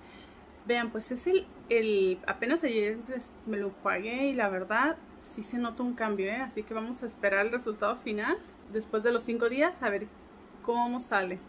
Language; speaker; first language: Spanish; native; Spanish